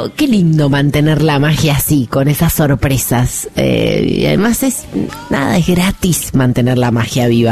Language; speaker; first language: Spanish; native; Spanish